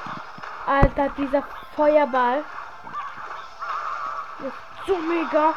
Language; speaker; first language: German; early bilingual, other home language; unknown